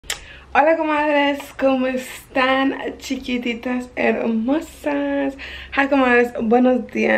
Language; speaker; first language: Spanish; early bilingual, heritage; Spanish